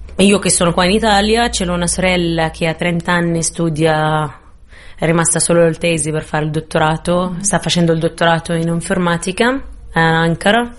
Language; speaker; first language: Italian; non-native, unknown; Arabic